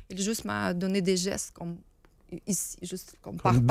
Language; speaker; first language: French; non-native, learner; Ukrainian